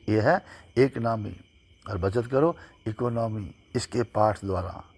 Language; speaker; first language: Hindi; native; Hindi